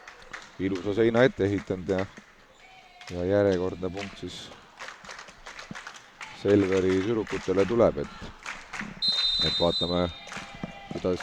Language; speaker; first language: Estonian; native; Estonian